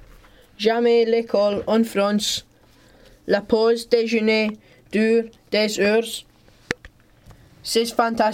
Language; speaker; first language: French; non-native, learner; English